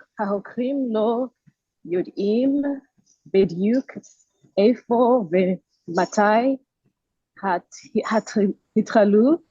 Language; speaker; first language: Hebrew; non-native, learner; English